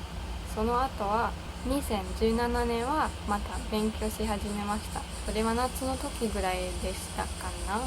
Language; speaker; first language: Japanese; non-native, learner; German